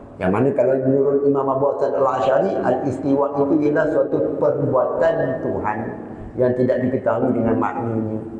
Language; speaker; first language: Malay; native; Malay